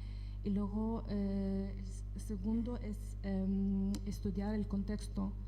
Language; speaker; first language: Spanish; non-native, fluent; Ukrainian